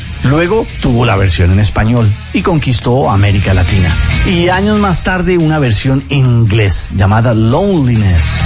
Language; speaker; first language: Spanish; native; Spanish